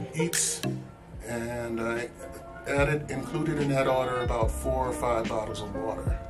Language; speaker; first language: English; native; English